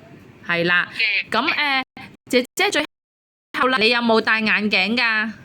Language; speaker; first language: Cantonese; native; Cantonese